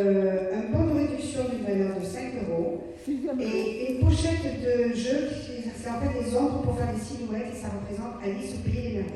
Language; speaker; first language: French; native; French